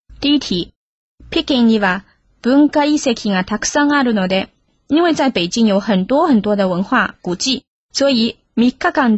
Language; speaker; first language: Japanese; non-native, fluent; Chinese